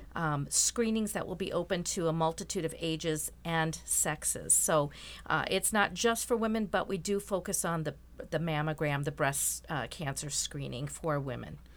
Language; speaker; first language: English; native; English